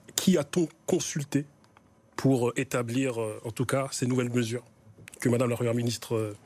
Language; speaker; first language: French; native; French